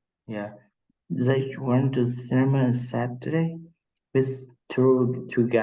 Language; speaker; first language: English; non-native, learner; Vietnamese